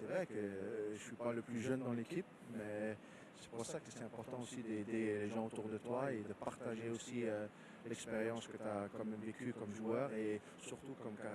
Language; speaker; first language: French; non-native, fluent; Danish